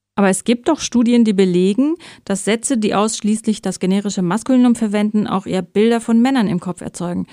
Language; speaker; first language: German; early bilingual, other home language; Persian